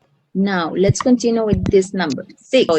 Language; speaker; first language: English; non-native, fluent; Spanish